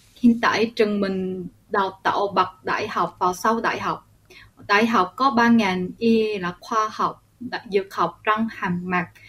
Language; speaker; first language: Vietnamese; early bilingual, other home language; Korean